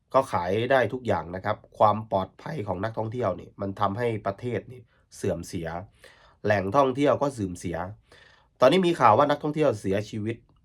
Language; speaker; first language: Thai; native; Thai